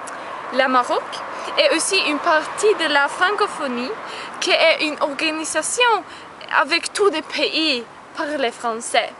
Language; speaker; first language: French; non-native, learner; Swedish